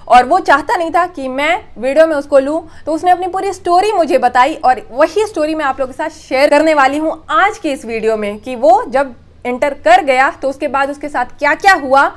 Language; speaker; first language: Hindi; native; Hindi